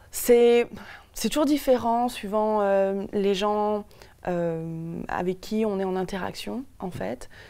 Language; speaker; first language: French; native; French